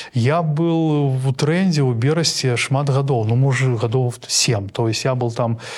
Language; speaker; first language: Belarusian; non-native, local second language; Russian